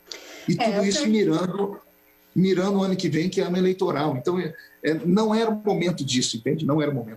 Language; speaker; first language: Portuguese; native; Portuguese